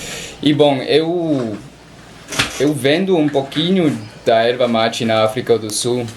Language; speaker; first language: Portuguese; non-native, learner; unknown